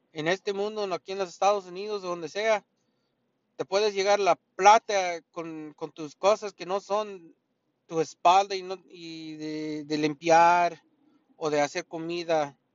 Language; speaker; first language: Spanish; early bilingual, heritage; Spanish